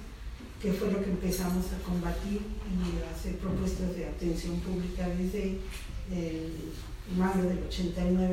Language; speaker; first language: Spanish; native; Spanish